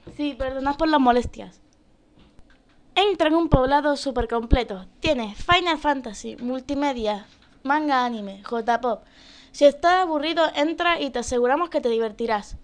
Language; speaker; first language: Spanish; native; Spanish